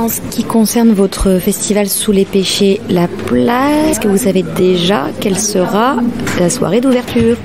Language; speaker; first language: French; native; French